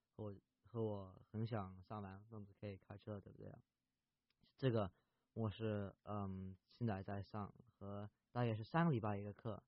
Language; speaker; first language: Chinese; early bilingual, heritage; Chinese